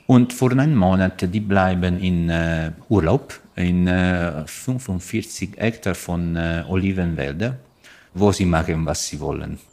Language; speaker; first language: German; non-native, learner; Italian